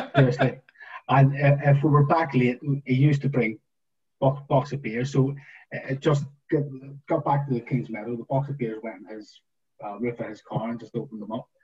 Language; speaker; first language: English; native; English